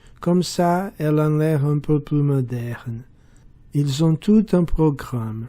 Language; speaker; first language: French; non-native, learner; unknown